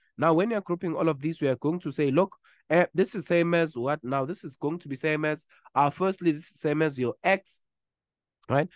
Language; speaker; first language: English; non-native, local second language; Zulu